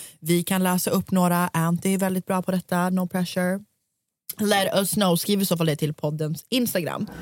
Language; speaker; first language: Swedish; native; Swedish